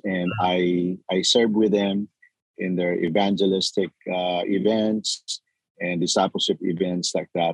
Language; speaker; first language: English; non-native, local second language; Cebuano